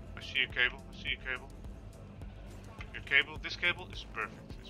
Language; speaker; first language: English; non-native, fluent; Dutch